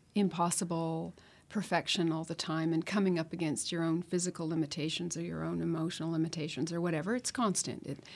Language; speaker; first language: English; native; English